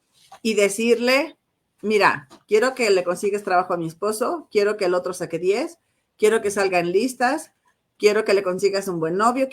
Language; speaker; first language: Spanish; native; Spanish